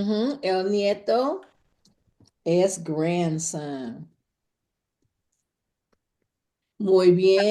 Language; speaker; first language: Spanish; non-native, fluent; English